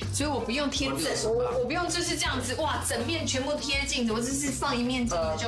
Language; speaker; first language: Chinese; native; Chinese